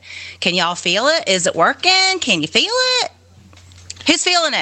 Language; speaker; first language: English; native; English